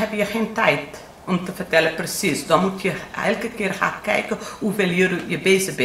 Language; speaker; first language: Dutch; non-native, learner; Portuguese